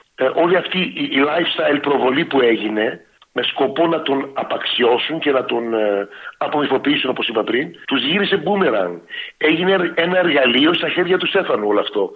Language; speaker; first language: Greek; early bilingual, heritage; Greek